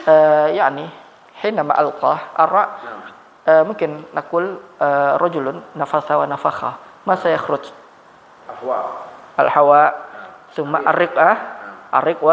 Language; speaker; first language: Arabic; non-native, fluent; Malay